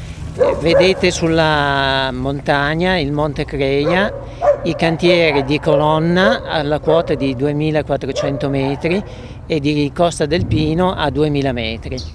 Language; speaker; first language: Italian; native; Italian